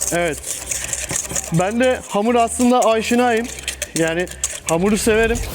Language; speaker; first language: Turkish; native; Turkish